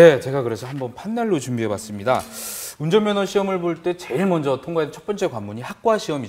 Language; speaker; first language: Korean; native; Korean